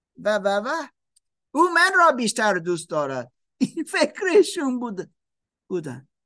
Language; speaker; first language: Persian; non-native, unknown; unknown